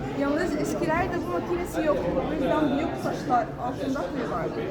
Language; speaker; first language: Turkish; non-native, learner; Arabic